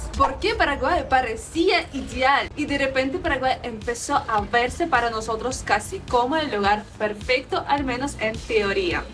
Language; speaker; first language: Spanish; non-native, fluent; Russian